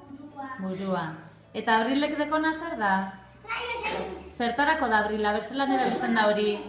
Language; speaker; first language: Basque; native; Basque